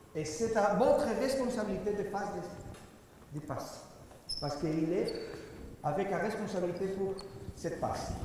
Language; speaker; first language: French; non-native, learner; Spanish